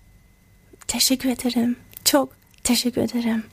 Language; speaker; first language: Turkish; early bilingual, heritage; Turkish